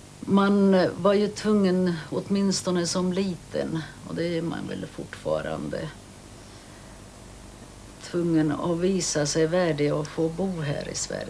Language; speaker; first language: Swedish; early bilingual, other home language; Finnish